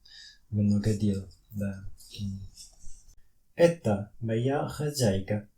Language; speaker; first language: Russian; non-native, learner; French